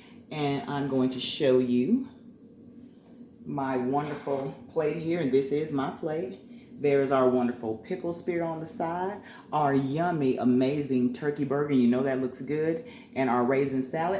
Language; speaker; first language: English; native; English